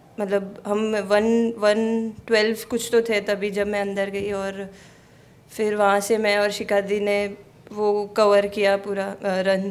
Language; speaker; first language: Hindi; native; Hindi